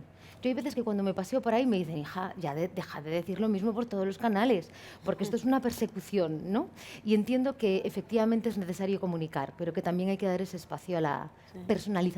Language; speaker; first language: Spanish; native; Spanish